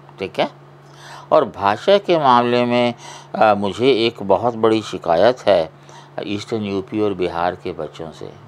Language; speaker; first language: Hindi; non-native, local second language; Punjabi